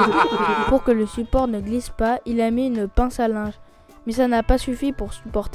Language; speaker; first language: French; native; French